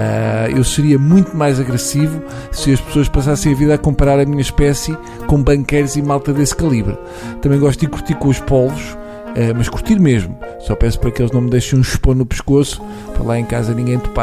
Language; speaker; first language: Portuguese; native; Portuguese